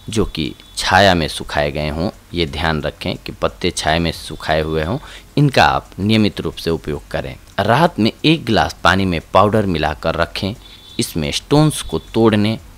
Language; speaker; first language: Hindi; native; Hindi